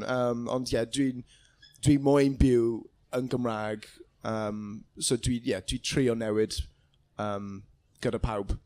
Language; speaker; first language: Welsh; non-native, local second language; English